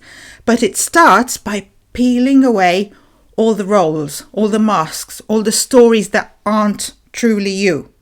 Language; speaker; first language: English; native; English